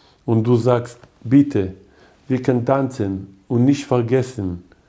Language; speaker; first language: German; non-native, learner; Hebrew